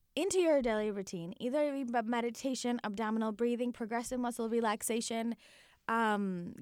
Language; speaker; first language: English; native; English